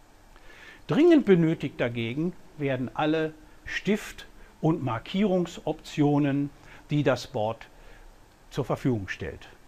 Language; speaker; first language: German; native; German